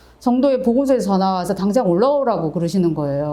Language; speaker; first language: Korean; native; Korean